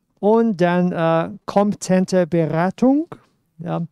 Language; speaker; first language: German; non-native, fluent; Cantonese